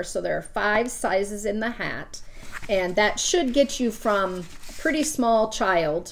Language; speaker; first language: English; native; English